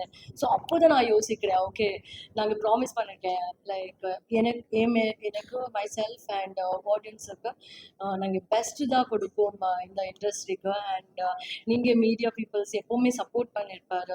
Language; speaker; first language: Tamil; non-native, fluent; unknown